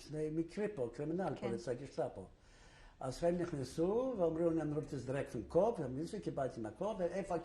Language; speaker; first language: Hebrew; non-native, fluent; Yiddish